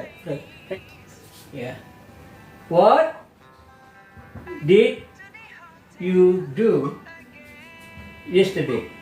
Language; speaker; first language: English; non-native, fluent; Indonesian